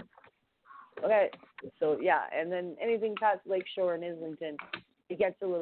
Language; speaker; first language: English; native; English